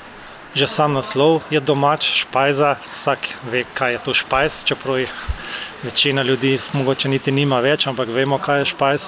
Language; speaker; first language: Slovenian; native; Slovenian